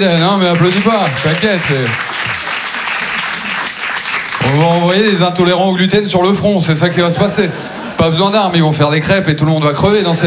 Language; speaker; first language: French; native; French